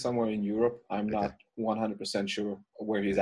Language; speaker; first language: English; native; English